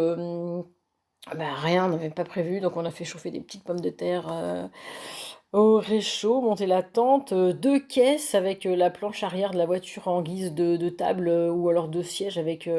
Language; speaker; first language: French; native; French